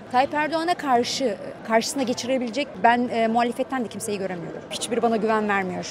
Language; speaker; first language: Turkish; native; Turkish